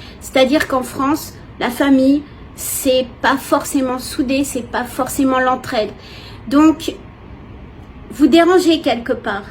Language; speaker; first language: French; native; French